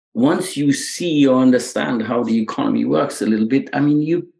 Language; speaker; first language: English; non-native, fluent; Dutch